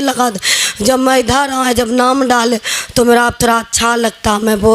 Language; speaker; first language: Hindi; non-native, local second language; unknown